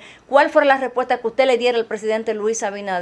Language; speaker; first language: Spanish; native; Spanish